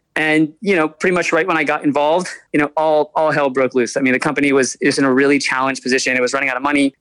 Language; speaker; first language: English; native; English